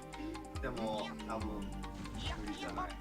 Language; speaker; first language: Japanese; non-native, learner; English